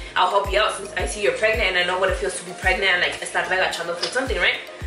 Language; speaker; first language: English; early bilingual, other home language; Spanish